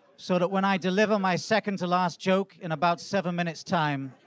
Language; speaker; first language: English; native; English